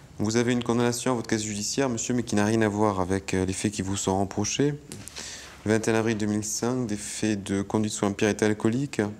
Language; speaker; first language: French; native; French